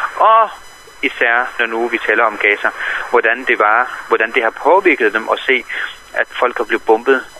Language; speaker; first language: Danish; non-native, fluent; Arabic